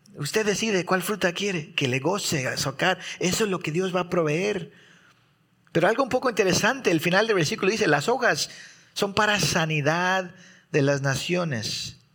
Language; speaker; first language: Spanish; early bilingual, heritage; Spanish